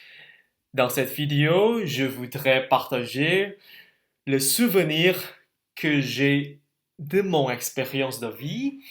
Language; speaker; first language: French; non-native, learner; Indonesian